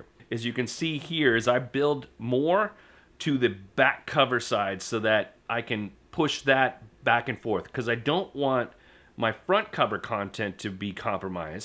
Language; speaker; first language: English; native; English